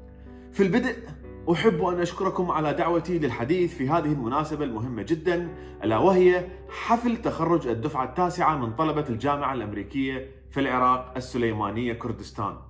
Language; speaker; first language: Arabic; native; Arabic